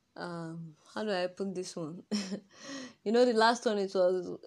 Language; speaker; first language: English; non-native, local second language; Yoruba